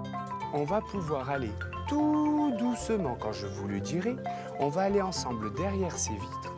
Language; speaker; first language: French; native; French